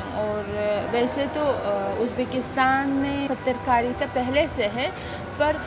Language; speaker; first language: Hindi; non-native, fluent; Uzbek